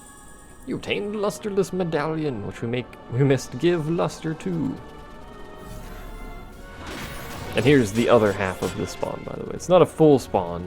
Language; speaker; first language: English; native; English